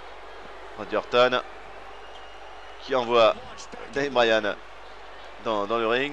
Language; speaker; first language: French; native; French